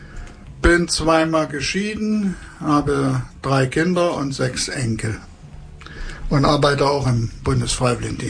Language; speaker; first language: German; native; German